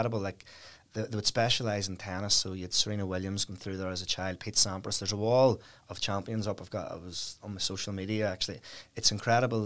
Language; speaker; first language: English; native; English